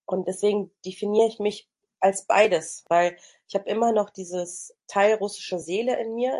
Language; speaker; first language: German; early bilingual, other home language; Russian